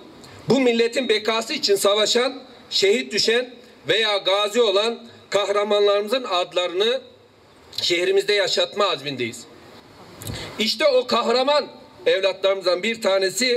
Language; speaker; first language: Turkish; native; Turkish